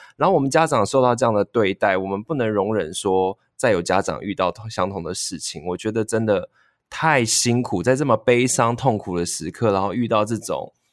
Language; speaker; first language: Chinese; native; Chinese